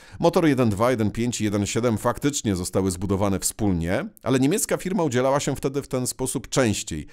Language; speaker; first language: Polish; native; Polish